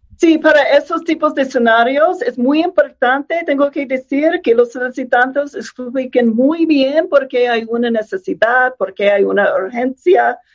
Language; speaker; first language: Spanish; non-native, fluent; English